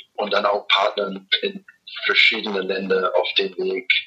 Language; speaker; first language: German; non-native, fluent; English